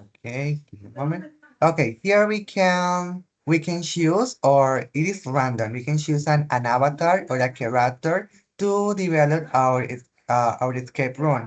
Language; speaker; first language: English; non-native, learner; Spanish